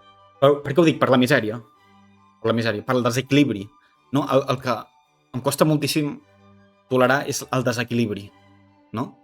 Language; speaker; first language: Catalan; native; Catalan